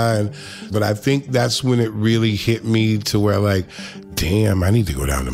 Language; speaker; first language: English; native; English